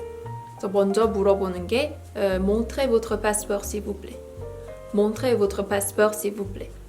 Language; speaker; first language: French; non-native, fluent; Korean